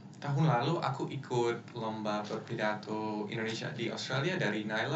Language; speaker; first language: Indonesian; non-native, fluent; English